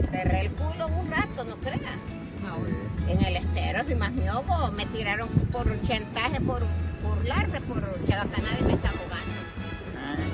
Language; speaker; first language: Spanish; native; Spanish